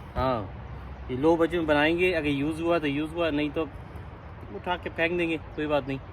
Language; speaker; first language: Hindi; non-native, fluent; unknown